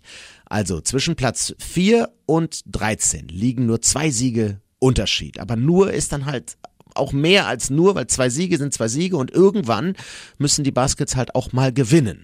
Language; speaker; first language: German; native; German